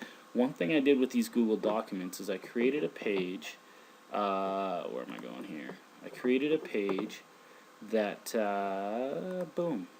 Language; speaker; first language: English; native; English